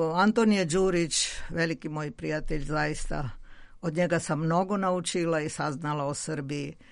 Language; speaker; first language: Croatian; non-native, fluent; Georgian